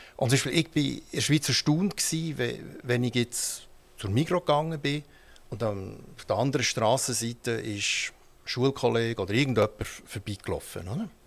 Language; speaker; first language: German; early bilingual, heritage; German